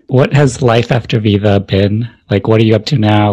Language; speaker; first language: English; native; English